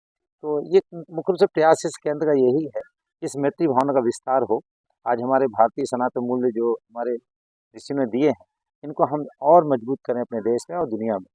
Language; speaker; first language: Hindi; native; Hindi